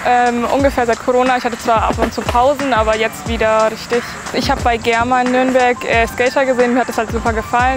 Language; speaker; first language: German; native; German